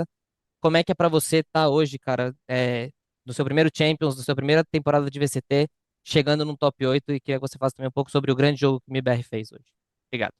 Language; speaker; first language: Portuguese; native; Portuguese